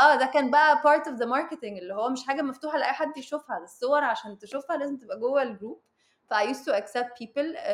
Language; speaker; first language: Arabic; early bilingual, heritage; Arabic